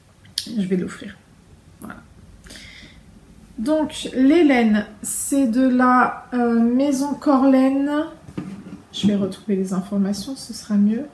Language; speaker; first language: French; native; French